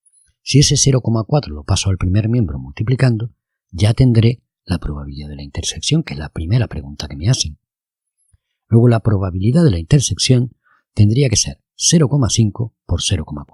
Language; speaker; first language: Spanish; native; Spanish